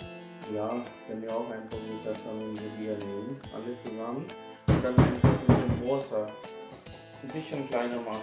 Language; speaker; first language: German; non-native, fluent; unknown